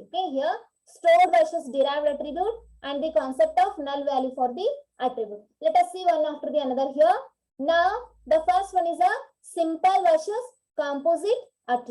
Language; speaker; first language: English; non-native, local second language; Kannada